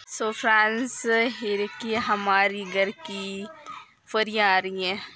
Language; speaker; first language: Hindi; native; Hindi